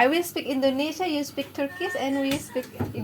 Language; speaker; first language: English; non-native, fluent; Indonesian